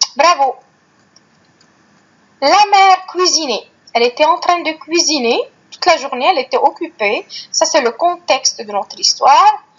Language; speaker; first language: French; non-native, fluent; Arabic